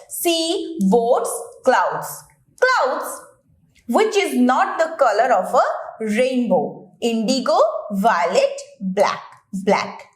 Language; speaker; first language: English; non-native, local second language; Bangla